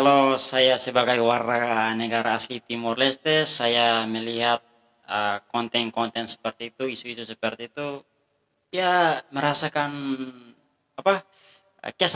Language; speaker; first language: Indonesian; non-native, fluent; Tetum